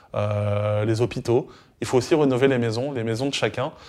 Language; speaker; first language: French; native; French